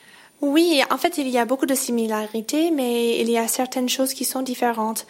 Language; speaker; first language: French; non-native, fluent; English